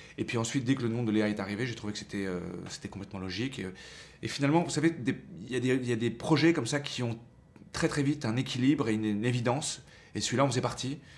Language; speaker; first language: French; native; French